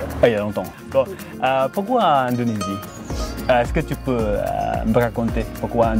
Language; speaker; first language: French; non-native, fluent; Indonesian